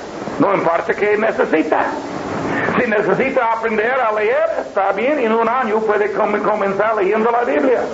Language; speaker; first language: Spanish; non-native, learner; English